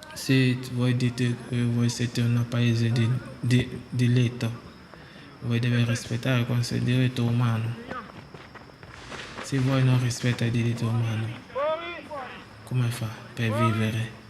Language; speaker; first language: Italian; non-native, learner; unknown